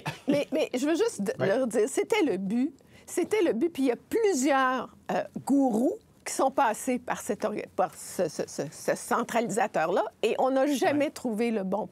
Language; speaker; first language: French; native; French